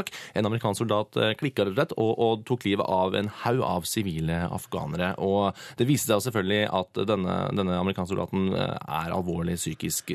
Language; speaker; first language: Norwegian; native; Norwegian